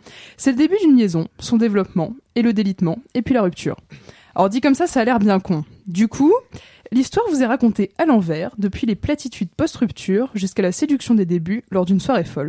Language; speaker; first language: French; native; French